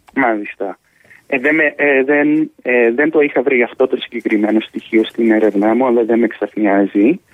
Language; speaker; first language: Greek; early bilingual, heritage; Greek